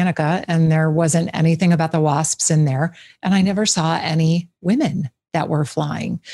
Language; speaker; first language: English; native; English